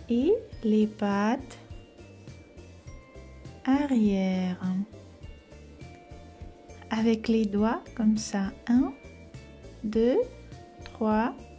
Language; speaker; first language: French; non-native, fluent; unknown